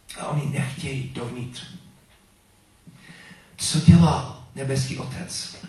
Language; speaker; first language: Czech; non-native, learner; English